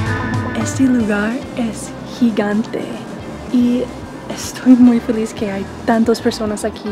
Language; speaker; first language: Spanish; non-native, fluent; English